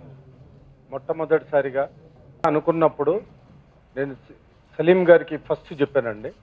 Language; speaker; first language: Telugu; native; Telugu